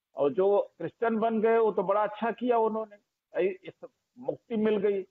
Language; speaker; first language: Hindi; native; Hindi